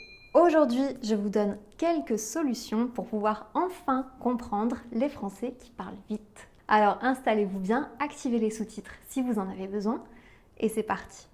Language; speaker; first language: French; native; French